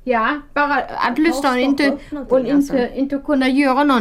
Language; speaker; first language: Swedish; non-native, fluent; German